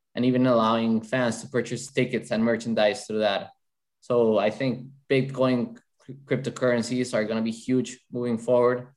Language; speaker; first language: English; non-native, fluent; Spanish